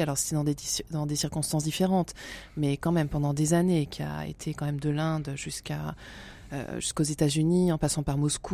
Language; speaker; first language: French; native; French